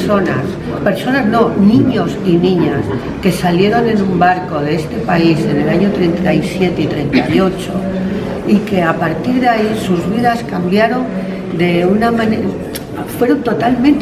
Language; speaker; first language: Spanish; native; Spanish